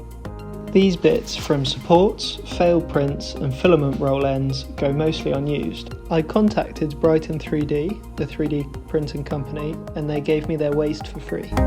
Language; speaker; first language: English; native; English